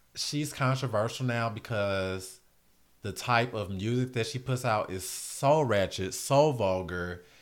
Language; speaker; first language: English; native; English